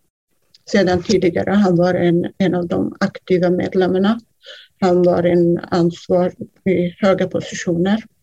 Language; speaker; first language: Swedish; non-native, fluent; Kurdish